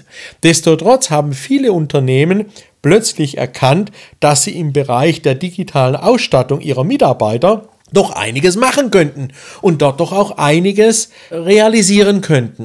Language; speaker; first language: German; native; German